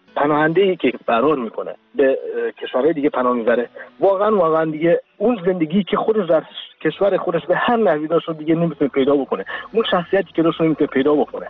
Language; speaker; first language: Persian; non-native, local second language; Kurdish